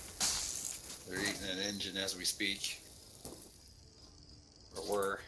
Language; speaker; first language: English; native; English